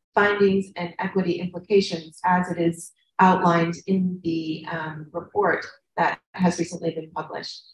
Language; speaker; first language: English; native; English